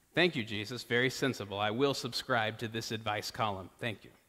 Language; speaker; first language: English; native; English